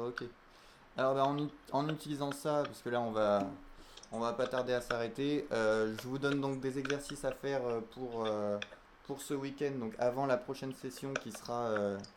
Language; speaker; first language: French; native; French